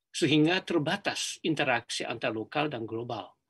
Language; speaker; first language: Indonesian; non-native, fluent; Japanese